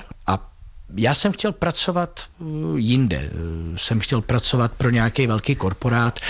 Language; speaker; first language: Czech; non-native, fluent; Italian